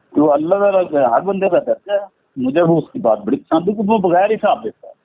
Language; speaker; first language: Urdu; non-native, local second language; Punjabi